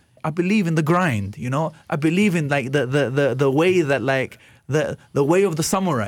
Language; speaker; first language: English; non-native, fluent; Greek